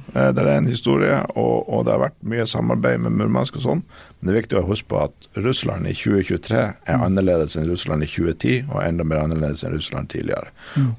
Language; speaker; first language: Norwegian; native; Norwegian